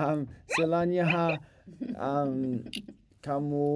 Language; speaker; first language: Indonesian; non-native, learner; English